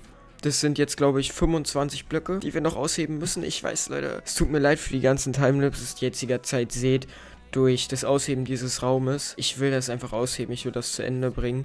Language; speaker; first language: German; native; German